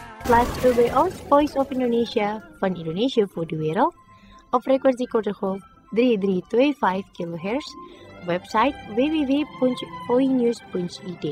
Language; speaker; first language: Dutch; non-native, fluent; Indonesian